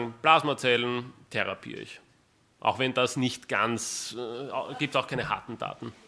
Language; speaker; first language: German; native; German